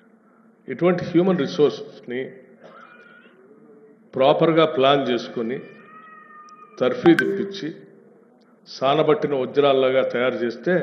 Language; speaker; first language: Telugu; native; Telugu